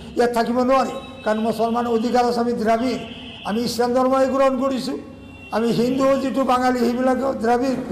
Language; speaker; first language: Assamese; non-native, local second language; Bangla